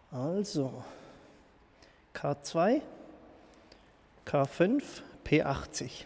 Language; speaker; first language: German; native; German